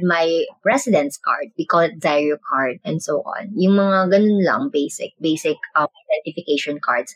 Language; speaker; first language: English; non-native, local second language; Cebuano